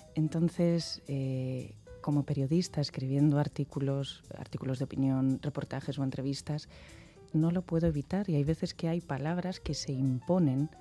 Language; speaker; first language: Spanish; native; Spanish